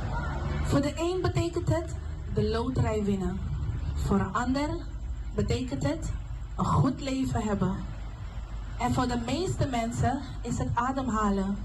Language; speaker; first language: Dutch; non-native, local second language; Papiamento